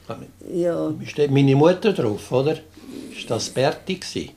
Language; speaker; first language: German; native; German